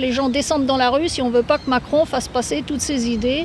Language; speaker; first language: French; native; French